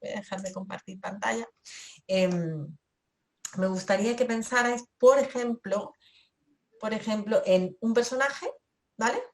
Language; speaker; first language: Spanish; native; Spanish